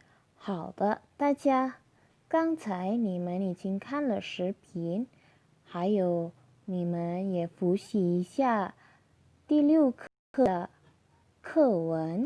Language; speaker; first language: Chinese; non-native, fluent; Indonesian